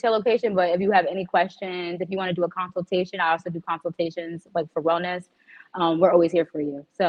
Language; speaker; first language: English; native; English